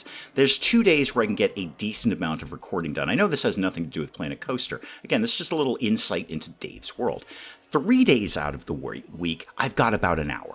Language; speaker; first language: English; native; English